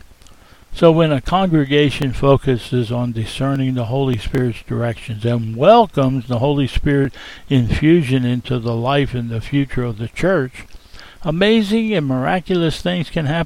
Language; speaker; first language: English; native; English